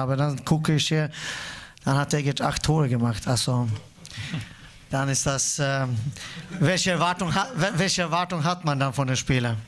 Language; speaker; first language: German; non-native, fluent; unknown